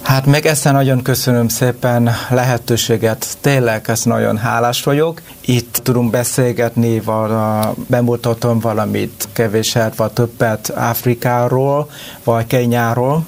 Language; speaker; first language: Hungarian; non-native, learner; Vietnamese